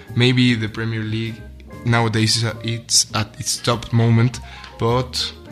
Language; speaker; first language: English; non-native, fluent; Spanish